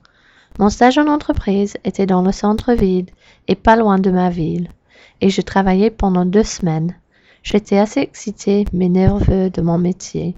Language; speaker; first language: French; non-native, learner; English